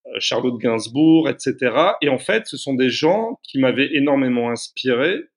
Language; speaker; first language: French; native; French